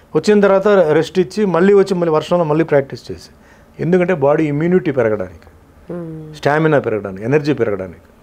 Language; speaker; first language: Telugu; non-native, fluent; Tulu